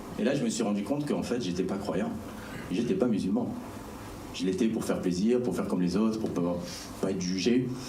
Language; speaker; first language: French; early bilingual, other home language; Arabic